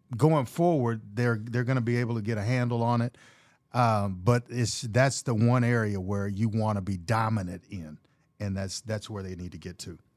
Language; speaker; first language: English; native; English